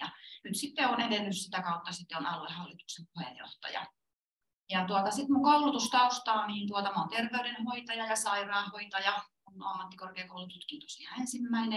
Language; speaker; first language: Finnish; native; Finnish